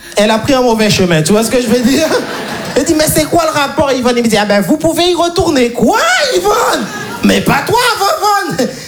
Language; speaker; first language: French; non-native, local second language; Haitian Creole